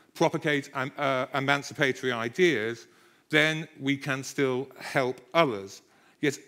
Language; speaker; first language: English; native; English